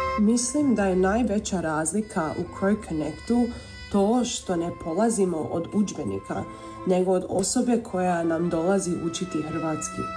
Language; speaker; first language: Serbian; early bilingual, heritage; Croatian